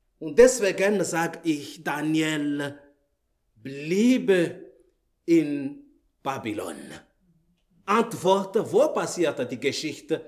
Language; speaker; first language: German; non-native, learner; Malagasy